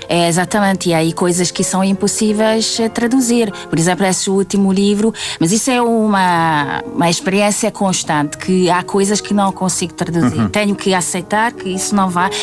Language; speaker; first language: Portuguese; non-native, fluent; Hungarian